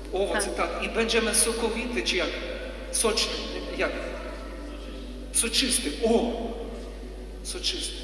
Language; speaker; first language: Polish; non-native, learner; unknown